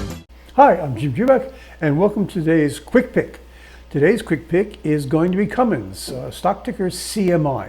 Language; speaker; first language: English; native; English